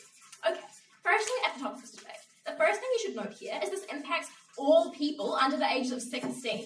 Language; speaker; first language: English; native; English